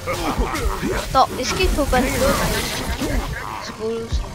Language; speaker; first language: French; native; French